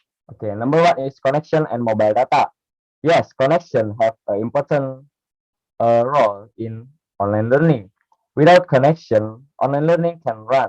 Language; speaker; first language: English; non-native, learner; Indonesian